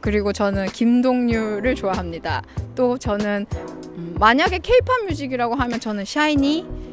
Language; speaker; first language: Korean; native; Korean